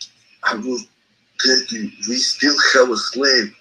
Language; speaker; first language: English; non-native, learner; Russian